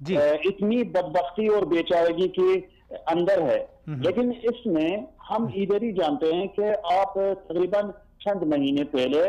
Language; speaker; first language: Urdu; non-native, learner; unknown